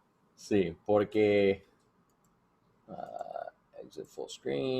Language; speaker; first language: Spanish; non-native, learner; English